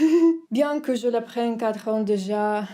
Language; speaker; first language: French; non-native, learner; Russian